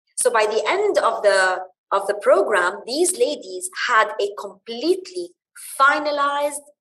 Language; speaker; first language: English; early bilingual, other home language; Arabic